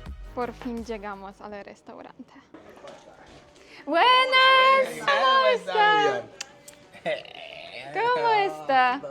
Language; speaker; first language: Spanish; non-native, learner; Polish